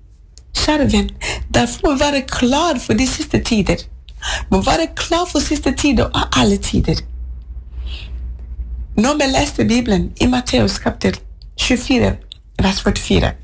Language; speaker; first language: Swedish; non-native, learner; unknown